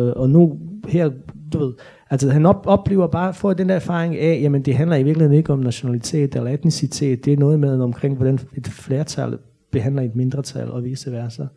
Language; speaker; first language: Danish; non-native, fluent; Bosnian